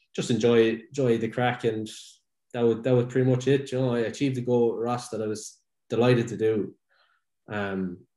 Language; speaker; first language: English; native; English